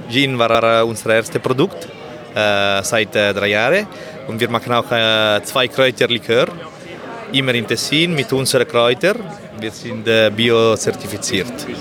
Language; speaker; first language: German; non-native, local second language; Italian